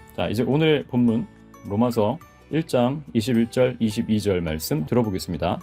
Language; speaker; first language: Korean; native; Korean